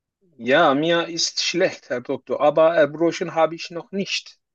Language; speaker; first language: German; non-native, learner; Turkish